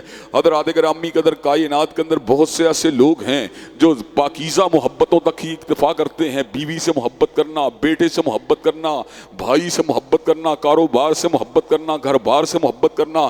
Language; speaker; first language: Urdu; native; Urdu